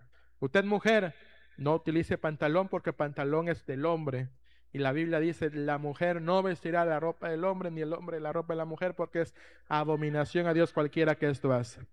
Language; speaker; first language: Spanish; native; Spanish